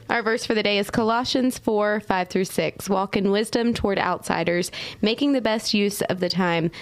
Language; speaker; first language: English; native; English